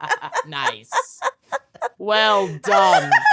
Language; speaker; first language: English; native; English